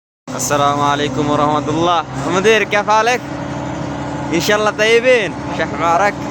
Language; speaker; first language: Arabic; non-native, learner; Bangla